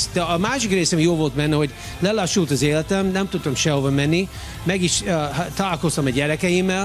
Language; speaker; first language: Hungarian; early bilingual, heritage; English